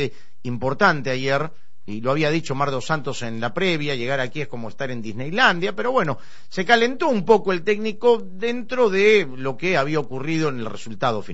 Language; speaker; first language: Spanish; native; Spanish